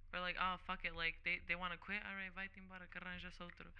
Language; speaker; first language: English; early bilingual, other home language; Portuguese